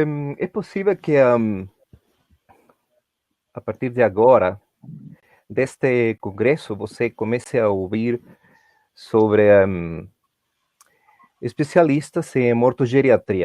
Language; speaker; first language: Portuguese; non-native, fluent; Spanish